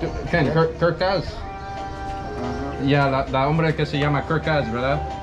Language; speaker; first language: Spanish; non-native, learner; English